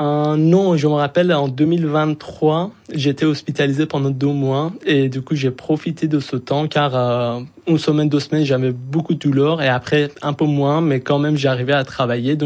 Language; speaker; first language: French; non-native, fluent; Persian